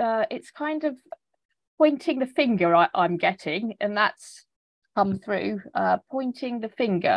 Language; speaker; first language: English; native; English